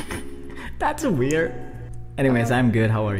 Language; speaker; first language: English; non-native, fluent; Indonesian